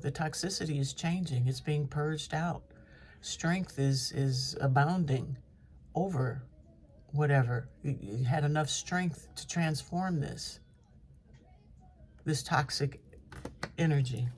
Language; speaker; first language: English; native; English